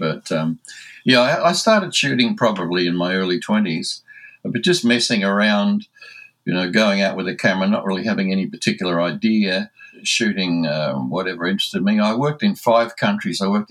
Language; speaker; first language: English; native; English